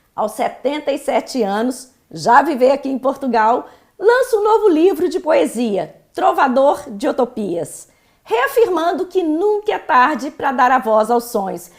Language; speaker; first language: Portuguese; native; Portuguese